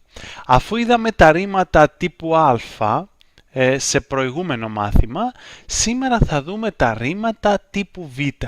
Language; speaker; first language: Greek; native; Greek